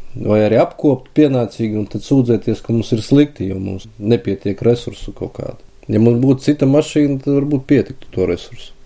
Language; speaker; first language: Latvian; native; Latvian